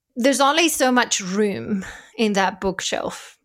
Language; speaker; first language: English; non-native, fluent; Spanish